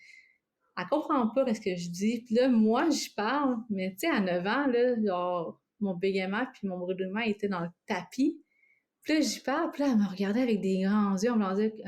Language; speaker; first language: French; native; French